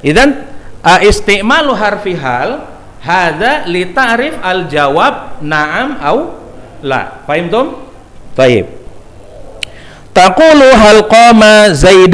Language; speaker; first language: Arabic; non-native, fluent; Indonesian